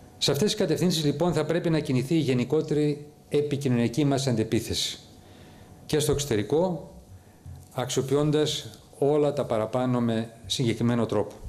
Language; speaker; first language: Greek; early bilingual, heritage; Greek